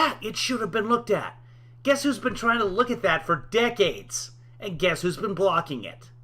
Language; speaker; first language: English; native; English